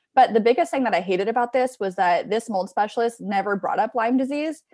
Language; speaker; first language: English; native; English